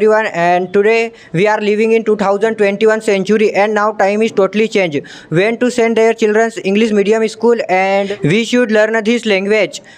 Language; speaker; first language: English; non-native, learner; Hindi